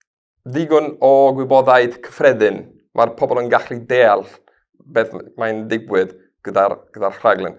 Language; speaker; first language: Welsh; non-native, learner; Spanish